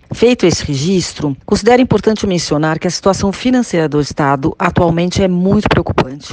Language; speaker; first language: Portuguese; native; Portuguese